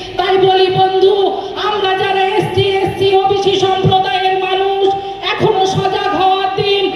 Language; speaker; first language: Bangla; non-native, local second language; Santali